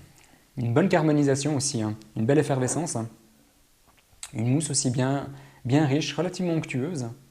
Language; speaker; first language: French; native; French